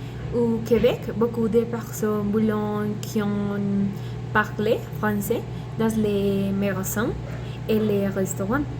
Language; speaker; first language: French; non-native, learner; Spanish